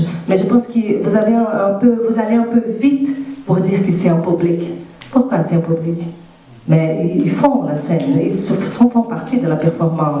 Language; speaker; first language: French; non-native, fluent; Portuguese